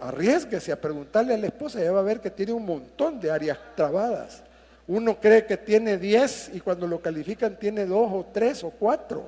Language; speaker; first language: Spanish; native; Spanish